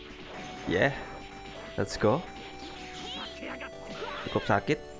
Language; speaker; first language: English; non-native, fluent; Indonesian